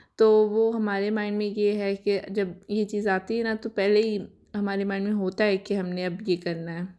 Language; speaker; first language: Urdu; native; Urdu